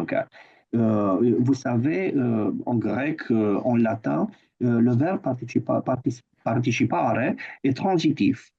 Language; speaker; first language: French; non-native, fluent; Romanian